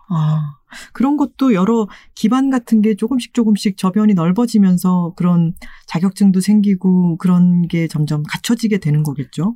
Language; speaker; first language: Korean; native; Korean